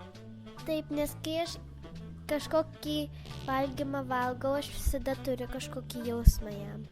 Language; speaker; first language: Lithuanian; early bilingual, heritage; Lithuanian